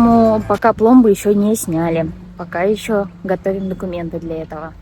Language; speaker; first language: Russian; native; Russian